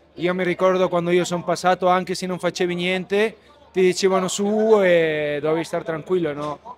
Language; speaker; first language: Italian; non-native, fluent; Spanish